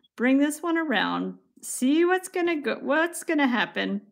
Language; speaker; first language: English; native; English